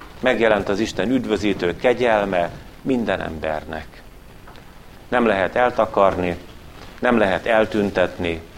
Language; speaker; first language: Hungarian; native; Hungarian